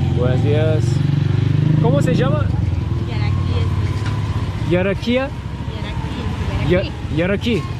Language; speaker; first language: Spanish; non-native, learner; Turkish